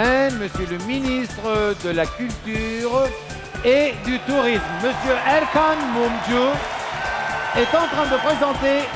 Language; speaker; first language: French; non-native, learner; Turkish